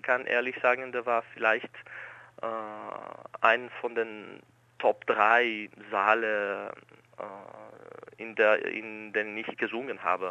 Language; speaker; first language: German; non-native, fluent; Greek